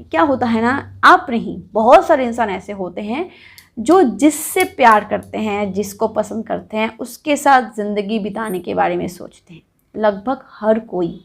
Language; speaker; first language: Hindi; non-native, local second language; Bangla